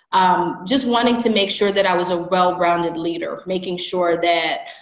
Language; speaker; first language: English; native; English